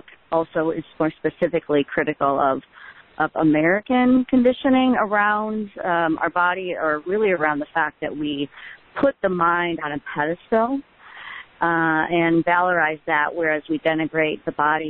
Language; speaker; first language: English; native; English